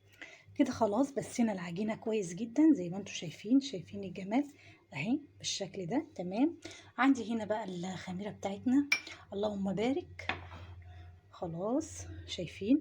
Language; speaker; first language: Arabic; native; Arabic